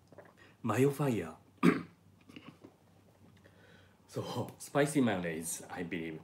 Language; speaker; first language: English; non-native, learner; Japanese